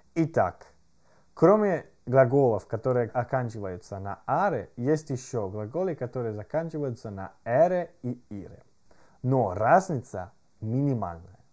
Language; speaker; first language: Russian; non-native, fluent; Italian